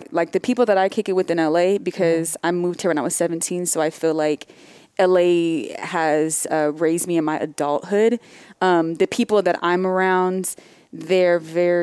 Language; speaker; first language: English; native; English